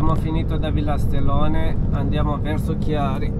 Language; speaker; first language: Italian; non-native, fluent; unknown